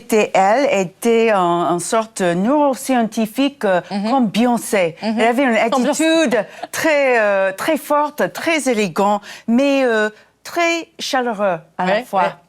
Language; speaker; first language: French; non-native, fluent; English